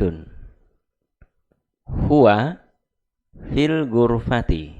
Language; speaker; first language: Arabic; non-native, fluent; Indonesian